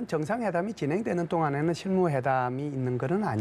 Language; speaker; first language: Korean; native; Korean